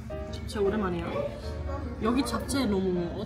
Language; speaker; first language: Korean; non-native, learner; German